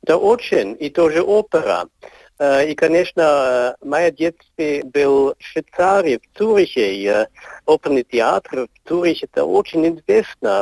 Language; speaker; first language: Russian; non-native, learner; Swiss German